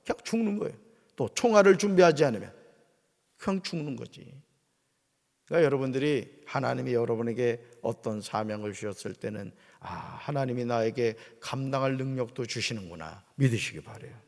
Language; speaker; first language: Korean; native; Korean